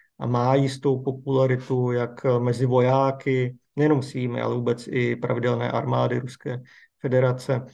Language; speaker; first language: Czech; native; Czech